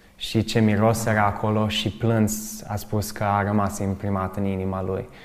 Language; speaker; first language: Romanian; early bilingual, other home language; English